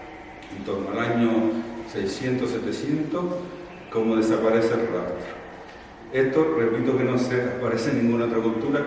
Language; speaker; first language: Spanish; native; Spanish